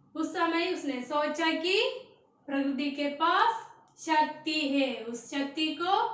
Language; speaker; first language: Hindi; non-native, local second language; Malayalam